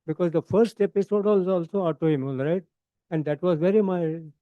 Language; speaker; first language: English; non-native, local second language; Marathi